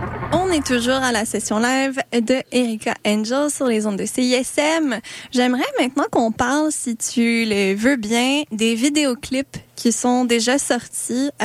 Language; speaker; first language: French; native; French